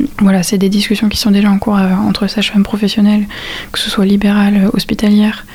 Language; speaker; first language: French; native; French